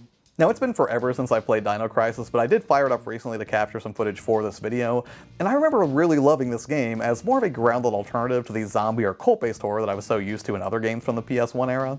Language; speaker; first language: English; native; English